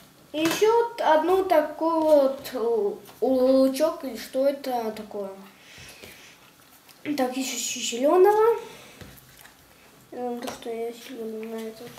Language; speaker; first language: Russian; native; Russian